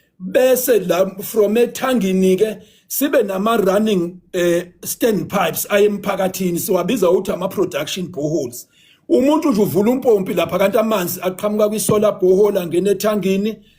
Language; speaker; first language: Zulu; native; Zulu